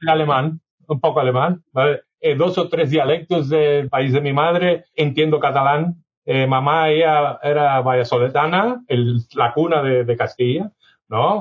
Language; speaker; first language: Spanish; native; Spanish